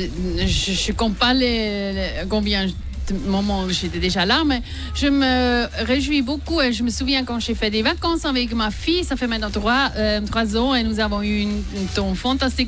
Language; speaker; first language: French; non-native, local second language; Swiss German